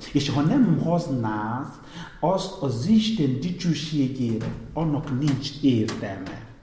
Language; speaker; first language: Hungarian; non-native, fluent; Igbo